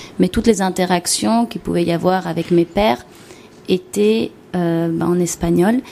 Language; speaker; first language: French; native; French